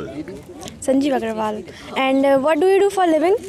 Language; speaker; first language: English; non-native, learner; Hindi